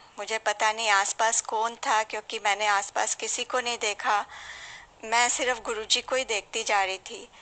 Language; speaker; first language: Hindi; native; Hindi